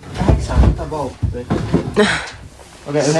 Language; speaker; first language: Finnish; non-native, learner; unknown